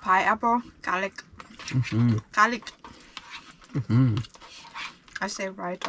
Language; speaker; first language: English; non-native, learner; Thai